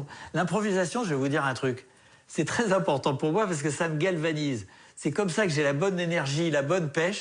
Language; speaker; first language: French; native; French